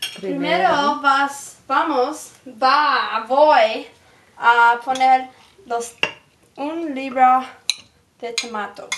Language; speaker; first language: Spanish; non-native, learner; English